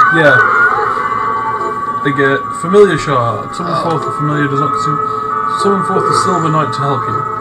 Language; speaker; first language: English; native; English